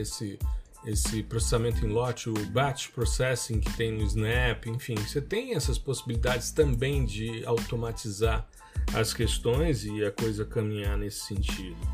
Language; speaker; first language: Portuguese; native; Portuguese